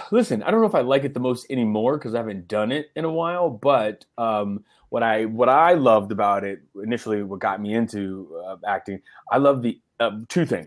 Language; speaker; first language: English; native; English